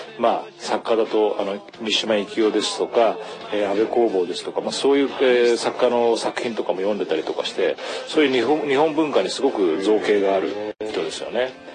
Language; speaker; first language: Japanese; native; Japanese